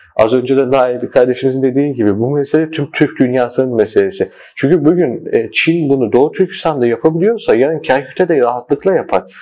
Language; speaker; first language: Turkish; early bilingual, heritage; Turkish